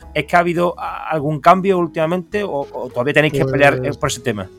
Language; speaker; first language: Spanish; native; Spanish